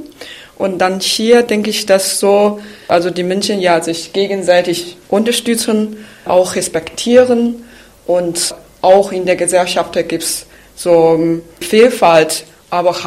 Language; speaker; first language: German; non-native, fluent; Chinese